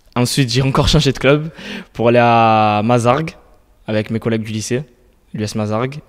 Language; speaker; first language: French; native; French